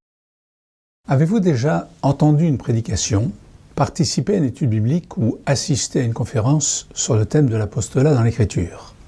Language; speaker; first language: French; native; French